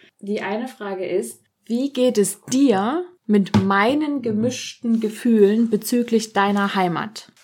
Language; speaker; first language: German; native; German